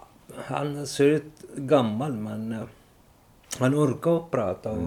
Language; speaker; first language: Swedish; non-native, learner; Arabic